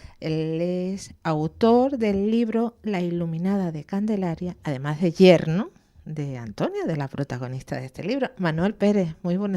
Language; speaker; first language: Spanish; native; Spanish